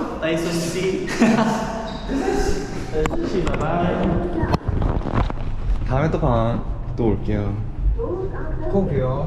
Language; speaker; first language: Korean; non-native, learner; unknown